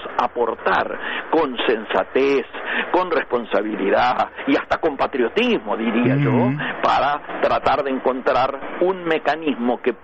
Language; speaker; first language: Spanish; native; Spanish